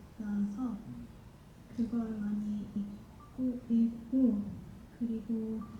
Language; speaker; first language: Korean; non-native, learner; Japanese